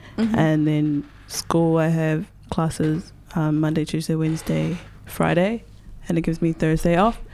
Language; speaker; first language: English; native; English